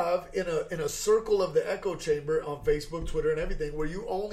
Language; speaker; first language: English; native; English